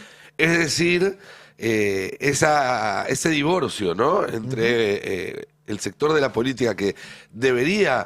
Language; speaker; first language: Spanish; native; Spanish